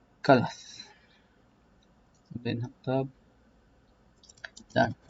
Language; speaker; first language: Arabic; non-native, learner; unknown